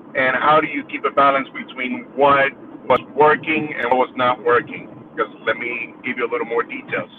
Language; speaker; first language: English; early bilingual, other home language; Spanish